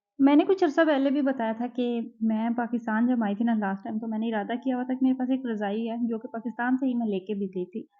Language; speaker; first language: Urdu; native; Urdu